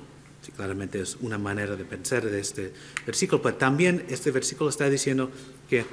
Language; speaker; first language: Spanish; non-native, fluent; English